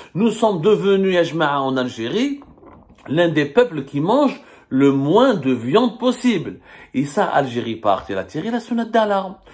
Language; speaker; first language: French; non-native, local second language; Arabic